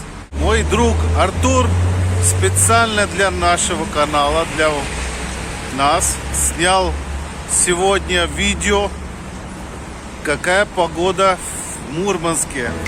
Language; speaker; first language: Russian; non-native, fluent; Hindi